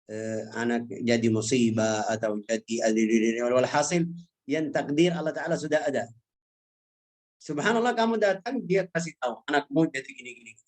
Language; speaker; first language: Indonesian; non-native, fluent; Arabic